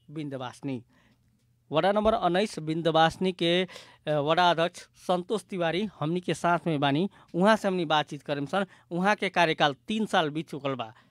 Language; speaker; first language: Bhojpuri; native; Bhojpuri